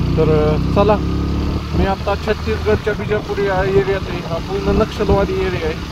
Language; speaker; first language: Marathi; native; Marathi